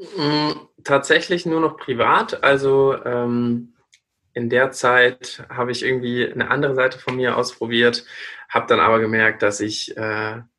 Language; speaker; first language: German; native; German